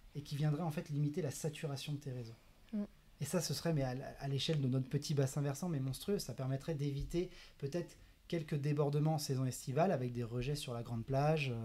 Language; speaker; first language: French; native; French